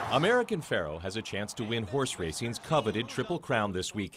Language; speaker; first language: English; native; English